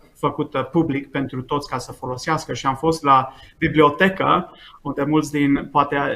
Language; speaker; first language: Romanian; early bilingual, heritage; Romanian